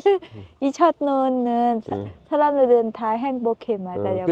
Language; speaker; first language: Korean; non-native, learner; Thai